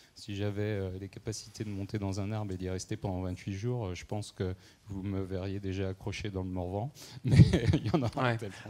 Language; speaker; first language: French; native; French